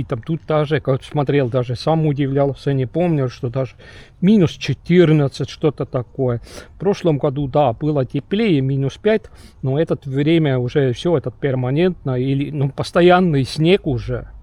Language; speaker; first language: Russian; non-native, local second language; Estonian